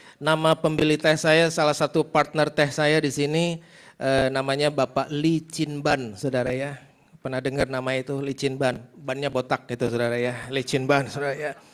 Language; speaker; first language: Indonesian; native; Indonesian